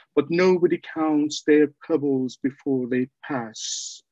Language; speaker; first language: English; non-native, fluent; Persian